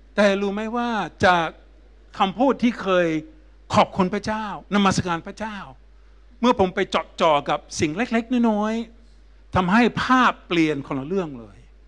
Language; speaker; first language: Thai; non-native, fluent; English